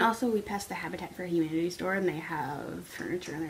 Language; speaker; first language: English; native; English